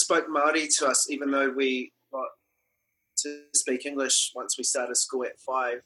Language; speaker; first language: English; non-native, local second language; Māori